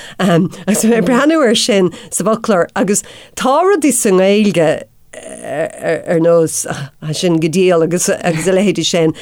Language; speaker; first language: Irish; non-native, local second language; English